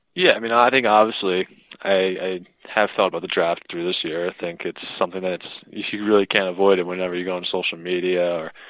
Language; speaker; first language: English; native; English